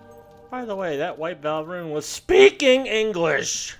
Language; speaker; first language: English; native; English